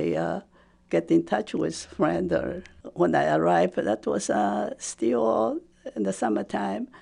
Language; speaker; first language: English; non-native, fluent; Japanese